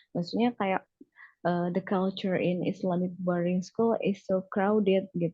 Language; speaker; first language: English; non-native, learner; Indonesian